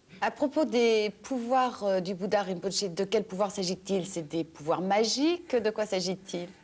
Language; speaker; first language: French; native; French